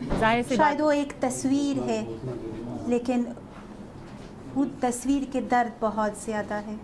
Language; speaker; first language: Hindi; non-native, fluent; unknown